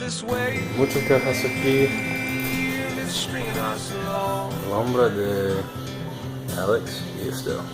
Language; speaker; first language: Spanish; non-native, learner; English